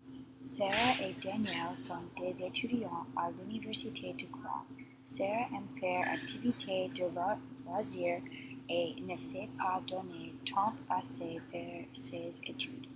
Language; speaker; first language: French; non-native, learner; English